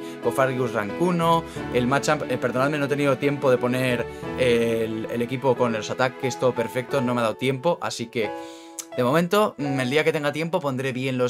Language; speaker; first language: Spanish; native; Spanish